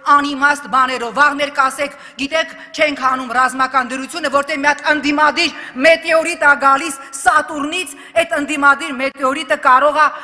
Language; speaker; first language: Armenian; native; Armenian